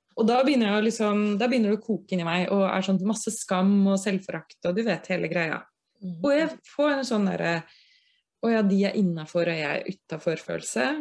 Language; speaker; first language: Norwegian; native; Norwegian